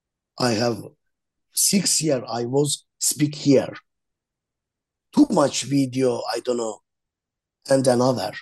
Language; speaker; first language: English; non-native, learner; Azerbaijani